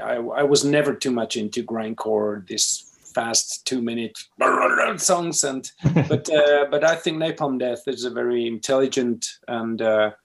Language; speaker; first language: English; non-native, fluent; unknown